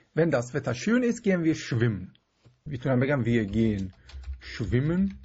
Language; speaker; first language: German; non-native, fluent; Persian